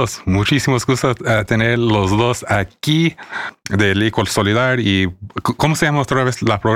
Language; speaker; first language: Spanish; non-native, fluent; English